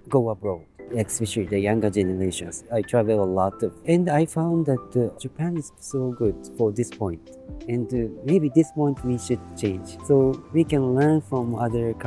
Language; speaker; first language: English; non-native, learner; Japanese